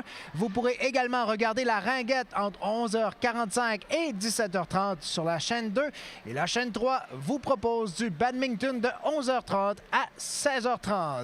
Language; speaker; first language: French; native; French